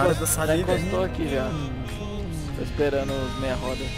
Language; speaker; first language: Portuguese; native; Portuguese